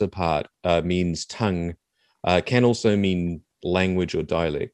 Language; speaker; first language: English; native; English